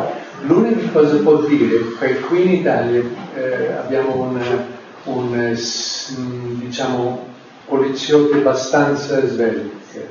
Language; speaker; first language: Italian; non-native, fluent; English